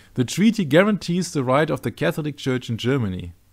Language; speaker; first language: English; non-native, fluent; German